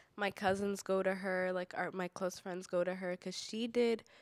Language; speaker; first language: English; native; English